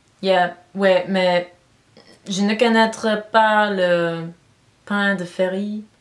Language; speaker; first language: French; non-native, learner; English